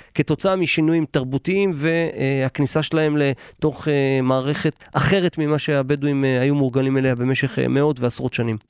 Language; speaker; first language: Hebrew; native; Hebrew